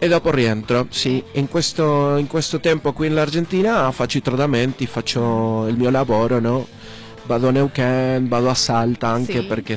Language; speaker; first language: Italian; non-native, learner; Spanish